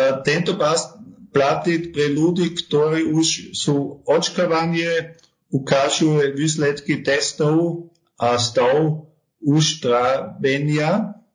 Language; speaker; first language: Slovak; non-native, learner; German